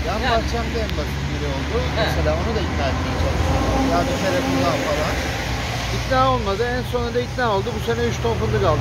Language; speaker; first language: Turkish; native; Turkish